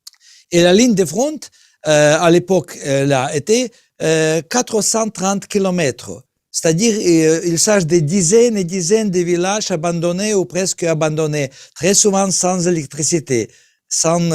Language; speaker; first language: French; non-native, learner; Russian